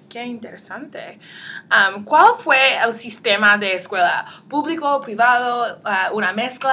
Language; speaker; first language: Spanish; non-native, learner; English